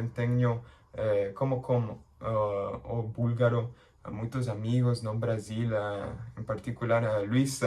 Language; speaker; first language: Portuguese; non-native, learner; English